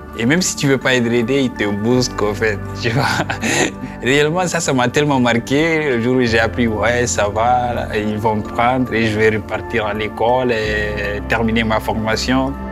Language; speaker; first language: French; non-native, local second language; Fula